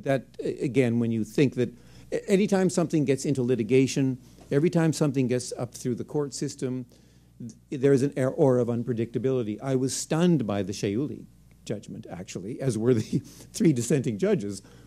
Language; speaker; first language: English; native; English